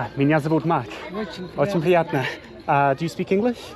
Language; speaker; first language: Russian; non-native, learner; English